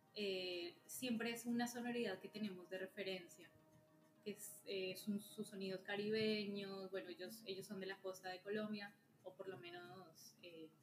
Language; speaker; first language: Spanish; native; Spanish